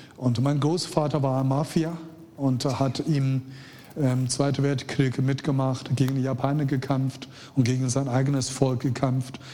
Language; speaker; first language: German; non-native, fluent; Chinese